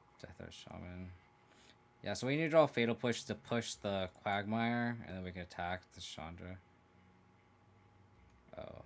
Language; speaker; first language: English; native; English